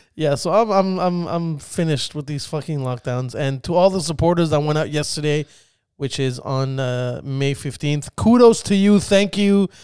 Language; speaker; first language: English; early bilingual, other home language; Spanish